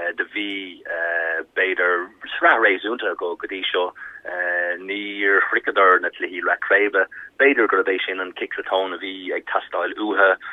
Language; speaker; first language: Irish; native; Irish